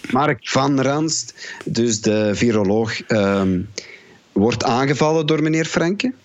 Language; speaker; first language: Dutch; native; Dutch